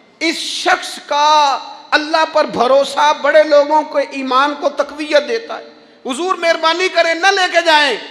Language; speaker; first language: Urdu; non-native, local second language; Punjabi